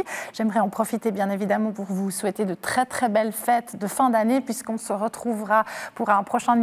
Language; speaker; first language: French; native; French